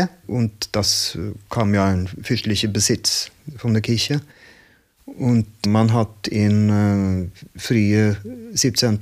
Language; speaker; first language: German; non-native, learner; Norwegian